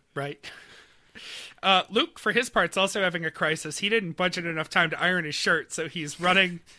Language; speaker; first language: English; native; English